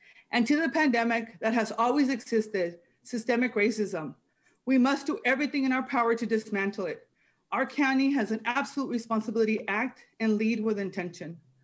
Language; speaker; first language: English; non-native, fluent; Spanish